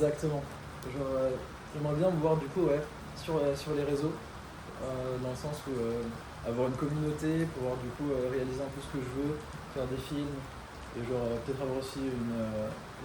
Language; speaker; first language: French; native; French